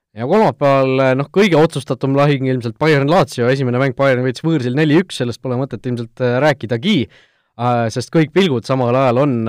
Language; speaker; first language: Estonian; native; Estonian